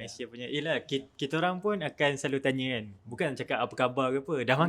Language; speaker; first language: Malay; native; Malay